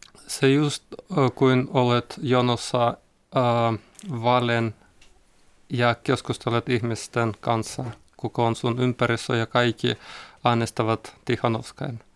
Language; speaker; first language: Finnish; non-native, learner; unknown